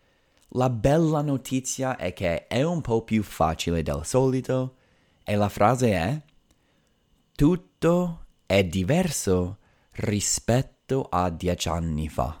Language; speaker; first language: Italian; non-native, fluent; English